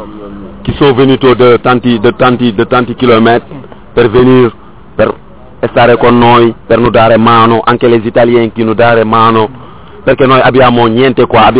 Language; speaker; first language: Italian; non-native, learner; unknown